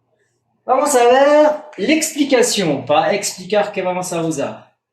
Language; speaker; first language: Spanish; non-native, fluent; French